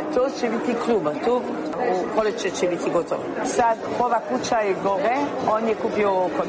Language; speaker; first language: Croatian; non-native, learner; French